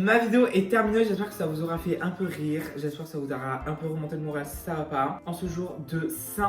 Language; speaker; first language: French; native; French